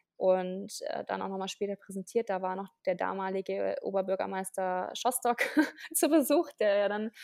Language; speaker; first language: German; native; German